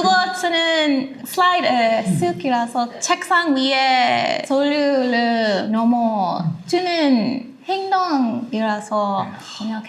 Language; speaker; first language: Korean; non-native, learner; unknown